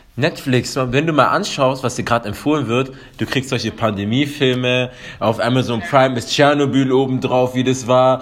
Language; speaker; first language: German; native; German